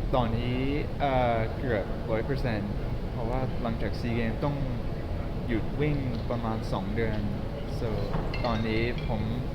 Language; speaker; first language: Thai; early bilingual, heritage; English